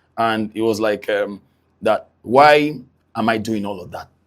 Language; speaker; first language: English; non-native, local second language; Yoruba